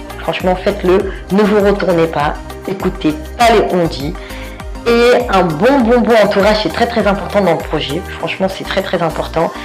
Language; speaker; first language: French; early bilingual, other home language; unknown